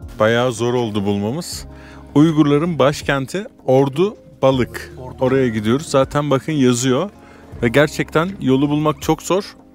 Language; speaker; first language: Turkish; native; Turkish